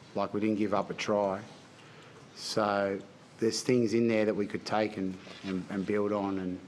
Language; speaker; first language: English; native; English